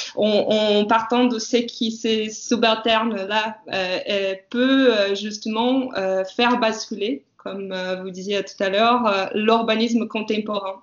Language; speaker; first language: French; non-native, fluent; Portuguese